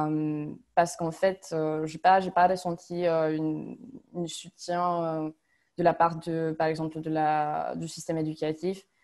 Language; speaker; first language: French; non-native, fluent; Romanian